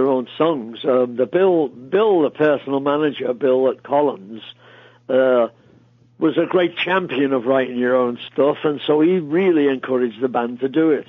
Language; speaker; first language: English; native; English